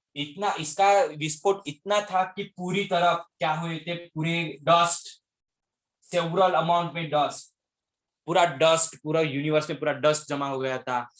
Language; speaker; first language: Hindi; non-native, local second language; Marathi